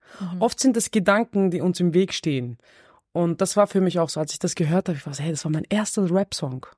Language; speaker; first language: German; early bilingual, other home language; Turkish